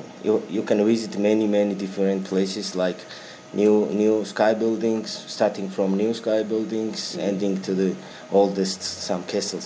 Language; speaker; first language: English; non-native, learner; Georgian